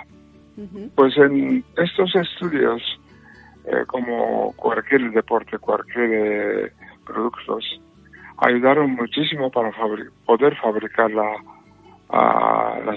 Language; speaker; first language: Spanish; non-native, fluent; Japanese